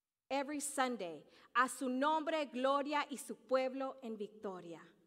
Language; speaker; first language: Spanish; early bilingual, heritage; Spanish